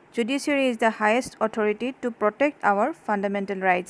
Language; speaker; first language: English; non-native, local second language; Assamese